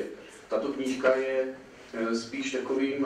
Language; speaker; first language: Czech; native; Czech